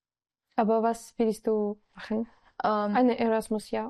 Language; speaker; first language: German; non-native, learner; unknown